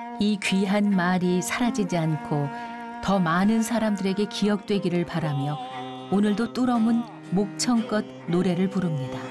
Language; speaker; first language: Korean; native; Korean